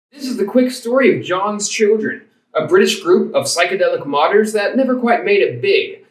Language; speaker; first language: English; native; English